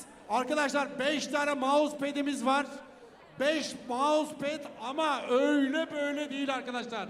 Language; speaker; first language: Turkish; native; Turkish